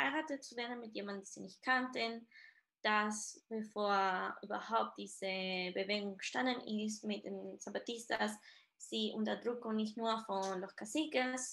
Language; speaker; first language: German; non-native, fluent; Spanish